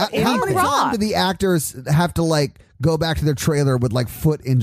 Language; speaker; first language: English; native; English